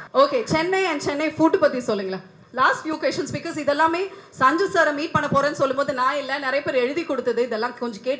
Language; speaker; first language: Tamil; native; Tamil